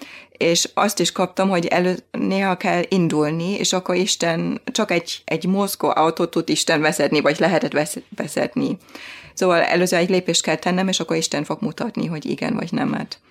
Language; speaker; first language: Hungarian; non-native, fluent; German